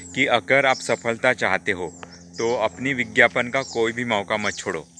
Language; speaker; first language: Hindi; non-native, local second language; Marathi